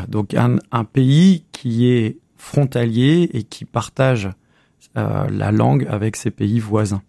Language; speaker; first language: French; native; French